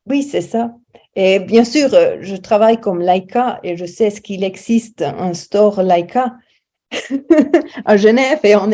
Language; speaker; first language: French; non-native, fluent; German